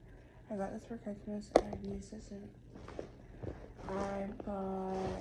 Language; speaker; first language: English; native; English